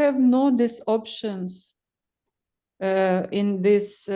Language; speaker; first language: English; non-native, learner; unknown